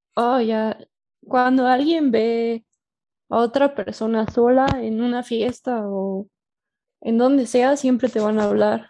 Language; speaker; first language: Spanish; native; Spanish